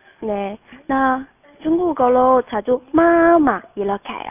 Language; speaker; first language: Korean; non-native, fluent; Chinese